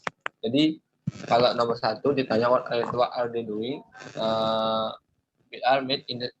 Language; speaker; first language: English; non-native, learner; Indonesian